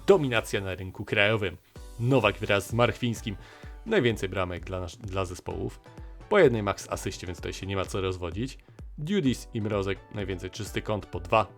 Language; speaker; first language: Polish; native; Polish